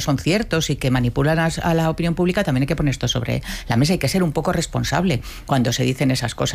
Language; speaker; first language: Spanish; native; Spanish